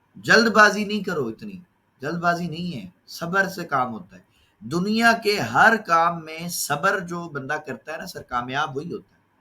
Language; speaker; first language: Urdu; non-native, local second language; Punjabi